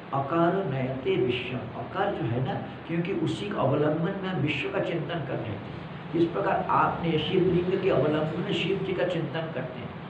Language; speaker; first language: Hindi; non-native, local second language; Malayalam